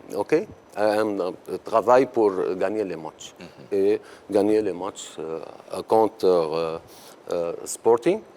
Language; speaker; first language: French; non-native, learner; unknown